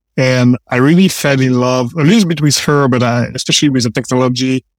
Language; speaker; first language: English; non-native, fluent; French